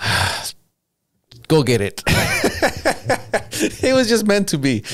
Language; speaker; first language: English; early bilingual, other home language; Spanish